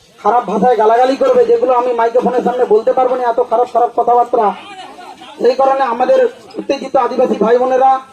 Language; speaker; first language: Bangla; non-native, local second language; Santali